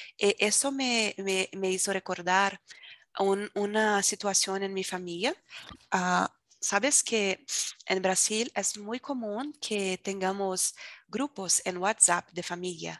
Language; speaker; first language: Spanish; non-native, fluent; Portuguese